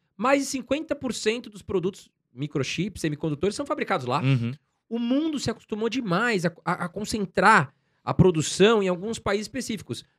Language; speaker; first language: Portuguese; native; Portuguese